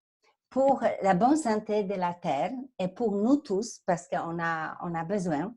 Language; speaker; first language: French; non-native, fluent; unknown